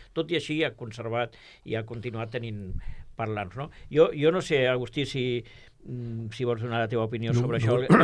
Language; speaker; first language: Catalan; native; Catalan